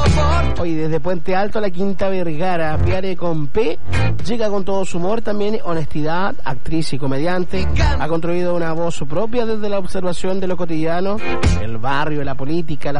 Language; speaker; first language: Spanish; native; Spanish